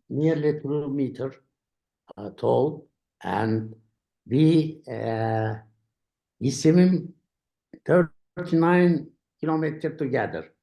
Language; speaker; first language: English; non-native, learner; Turkish